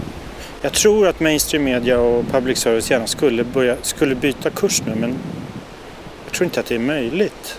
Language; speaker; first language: Swedish; native; Swedish